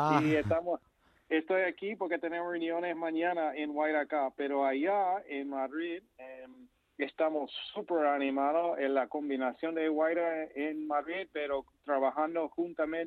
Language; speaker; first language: Spanish; non-native, fluent; English